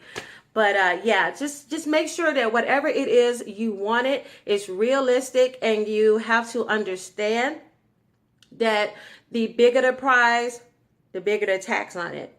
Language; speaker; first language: English; native; English